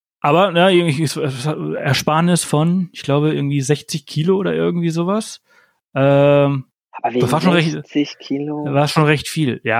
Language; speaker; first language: German; native; German